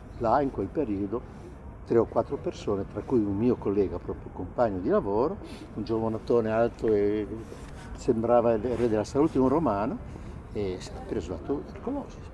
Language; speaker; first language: Italian; native; Italian